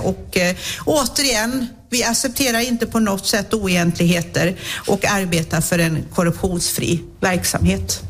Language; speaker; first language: Swedish; native; Swedish